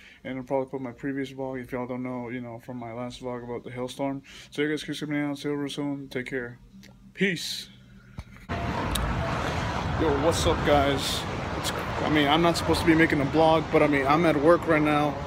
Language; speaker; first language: English; early bilingual, other home language; Spanish